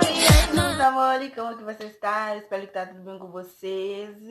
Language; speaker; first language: Portuguese; non-native, fluent; Haitian Creole